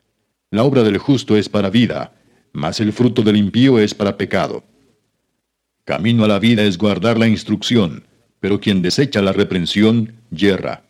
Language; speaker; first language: Spanish; native; Spanish